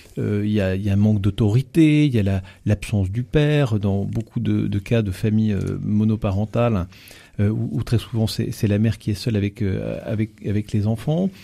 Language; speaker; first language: French; native; French